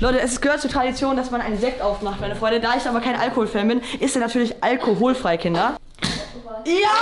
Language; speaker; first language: German; native; German